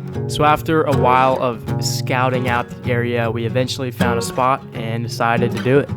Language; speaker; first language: English; native; English